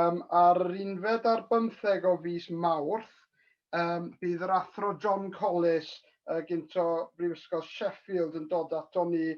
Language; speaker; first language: Welsh; native; Welsh